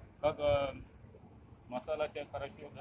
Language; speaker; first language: Russian; non-native, learner; Konkani